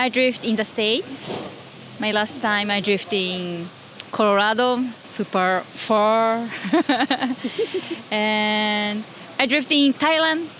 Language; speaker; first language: English; non-native, learner; Japanese